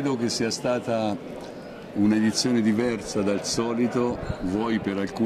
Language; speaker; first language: Italian; native; Italian